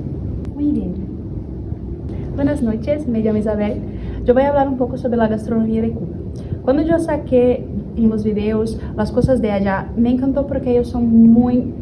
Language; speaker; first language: Spanish; non-native, learner; Portuguese